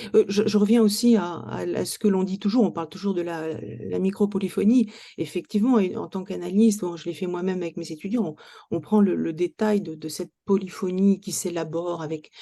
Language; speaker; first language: French; native; French